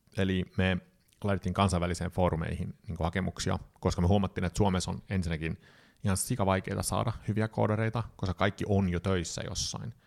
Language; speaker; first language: Finnish; early bilingual, heritage; Finnish